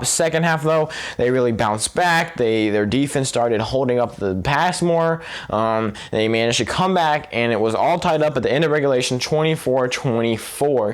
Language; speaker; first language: English; native; English